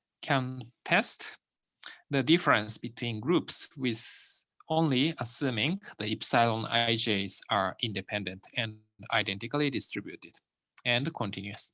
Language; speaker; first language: English; non-native, fluent; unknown